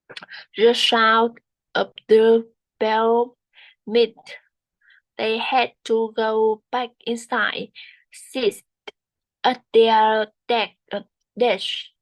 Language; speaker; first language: English; non-native, learner; Vietnamese